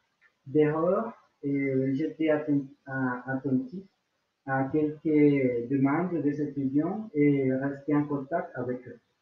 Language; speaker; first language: French; non-native, learner; Spanish